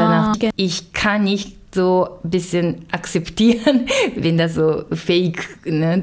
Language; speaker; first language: German; non-native, learner; Japanese